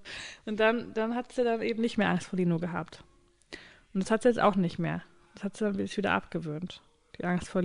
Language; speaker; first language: German; native; German